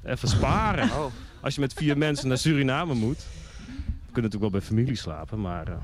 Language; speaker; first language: Dutch; native; Dutch